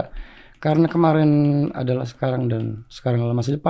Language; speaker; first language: Indonesian; native; Indonesian